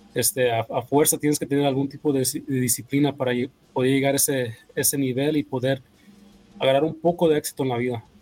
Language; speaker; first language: Spanish; early bilingual, heritage; Spanish